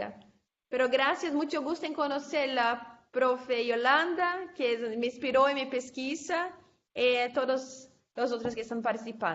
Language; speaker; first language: Spanish; non-native, fluent; Portuguese